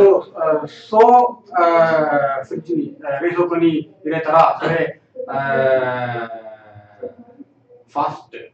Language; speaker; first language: Japanese; non-native, learner; Tamil